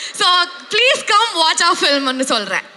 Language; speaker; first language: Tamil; non-native, learner; Kannada